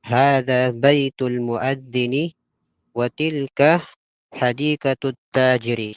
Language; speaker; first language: Arabic; non-native, learner; Filipino